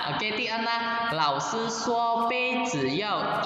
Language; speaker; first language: Chinese; non-native, fluent; Indonesian